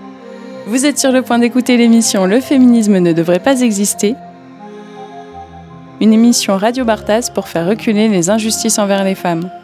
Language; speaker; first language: French; native; French